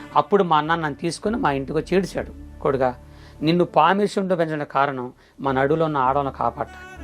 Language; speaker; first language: Telugu; non-native, local second language; Koya